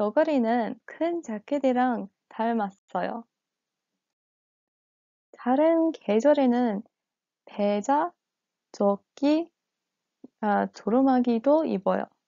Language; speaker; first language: Korean; non-native, learner; English